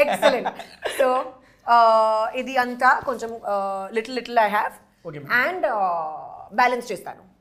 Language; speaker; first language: Telugu; non-native, learner; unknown